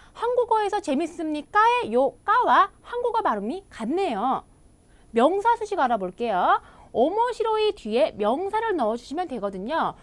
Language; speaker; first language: Korean; native; Korean